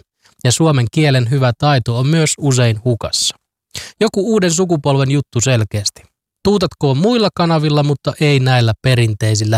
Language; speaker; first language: Finnish; native; Finnish